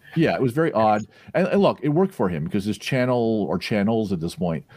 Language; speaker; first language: English; native; English